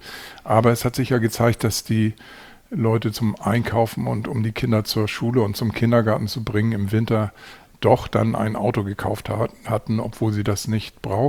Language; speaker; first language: German; native; German